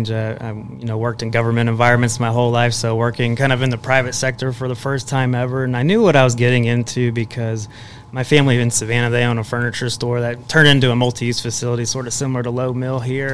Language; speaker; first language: English; native; English